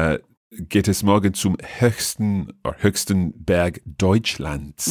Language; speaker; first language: German; non-native, fluent; English